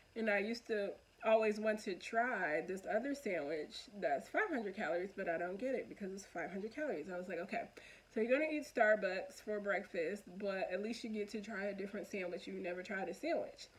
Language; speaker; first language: English; native; English